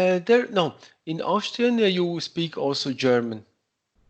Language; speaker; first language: English; non-native, learner; Italian